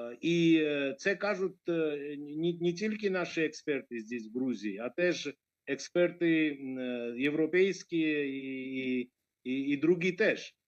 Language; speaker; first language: Ukrainian; non-native, fluent; Georgian